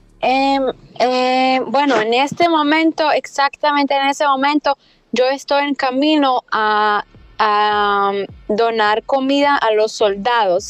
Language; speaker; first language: Spanish; early bilingual, other home language; Hebrew